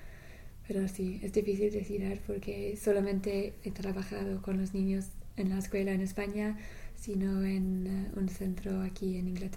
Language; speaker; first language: Spanish; non-native, learner; English